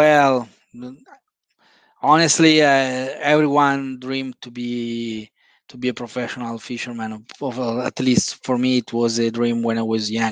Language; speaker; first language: English; non-native, fluent; Italian